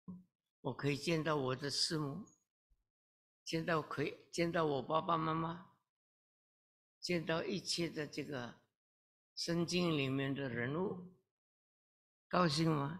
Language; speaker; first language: Chinese; early bilingual, heritage; Chinese